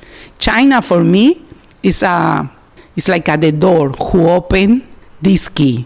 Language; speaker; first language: English; non-native, learner; Spanish